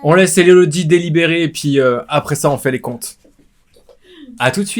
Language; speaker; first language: French; native; French